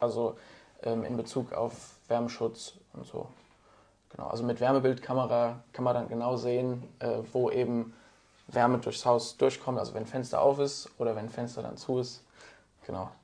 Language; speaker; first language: German; native; German